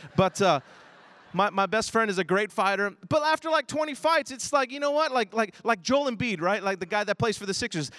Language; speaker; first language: English; early bilingual, other home language; Chinese